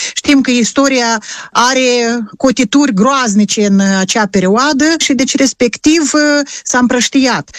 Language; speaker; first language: Romanian; native; Romanian